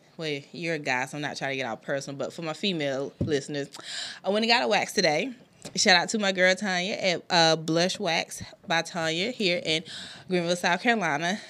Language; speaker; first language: English; native; English